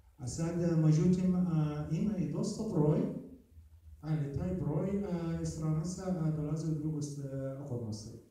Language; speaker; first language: Bosnian; non-native, fluent; Arabic